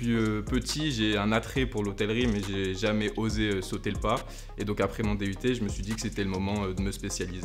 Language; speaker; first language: French; native; French